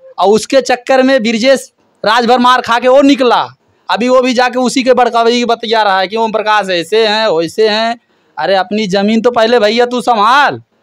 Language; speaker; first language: Hindi; native; Hindi